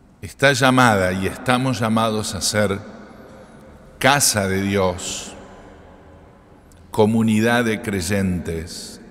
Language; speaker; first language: Spanish; native; Spanish